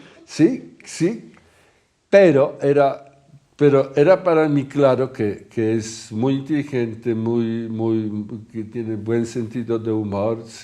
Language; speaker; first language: Spanish; non-native, fluent; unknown